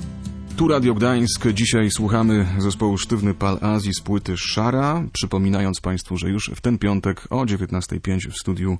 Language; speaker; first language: Polish; native; Polish